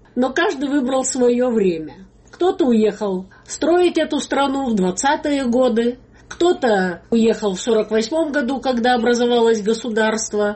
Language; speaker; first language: Russian; native; Russian